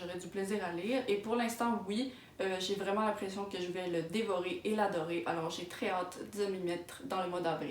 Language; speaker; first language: French; native; French